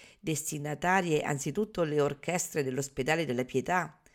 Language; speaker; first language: Italian; native; Italian